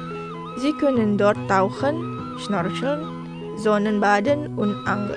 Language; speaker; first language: German; non-native, fluent; Indonesian